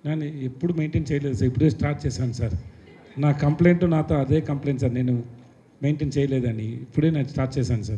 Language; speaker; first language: Telugu; non-native, learner; Tamil